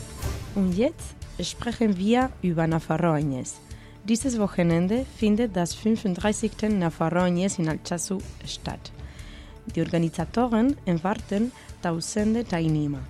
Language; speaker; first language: German; non-native, learner; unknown